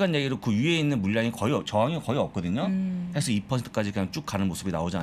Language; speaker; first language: Korean; native; Korean